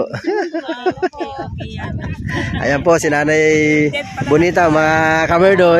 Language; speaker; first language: Filipino; native; Filipino